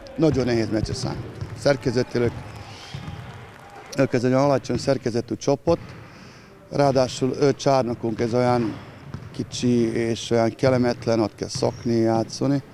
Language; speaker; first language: Hungarian; non-native, learner; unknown